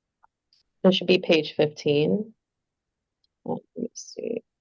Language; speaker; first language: English; native; English